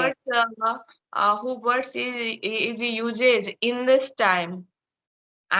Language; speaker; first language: English; non-native, learner; Hindi